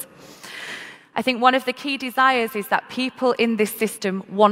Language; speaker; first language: English; native; English